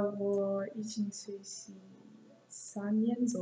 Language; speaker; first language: Chinese; non-native, learner; English